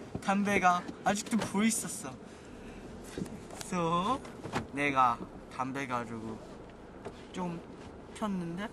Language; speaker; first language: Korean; early bilingual, heritage; English